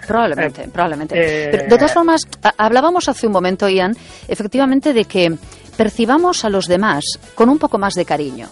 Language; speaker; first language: Spanish; native; Spanish